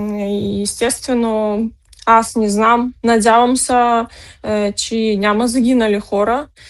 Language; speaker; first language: Bulgarian; early bilingual, heritage; Bulgarian